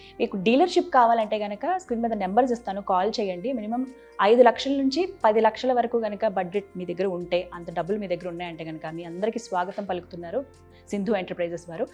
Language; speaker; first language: Telugu; native; Telugu